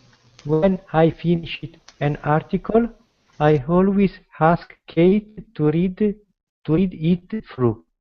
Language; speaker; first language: English; non-native, learner; Italian